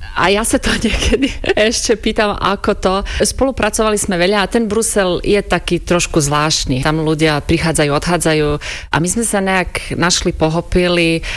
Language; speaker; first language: Slovak; non-native, fluent; Croatian